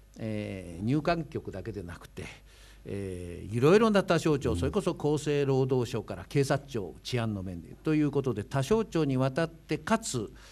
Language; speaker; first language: Japanese; native; Japanese